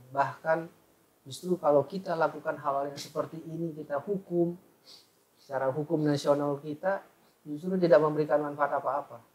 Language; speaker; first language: Indonesian; native; Indonesian